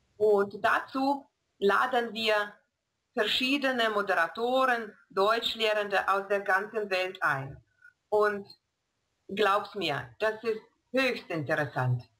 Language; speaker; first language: German; non-native, fluent; Russian